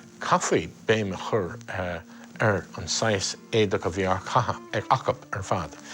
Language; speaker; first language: Irish; native; Irish